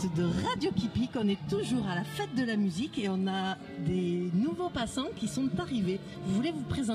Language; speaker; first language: French; native; French